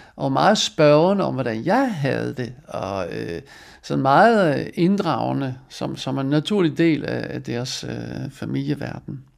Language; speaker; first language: Danish; non-native, fluent; Dutch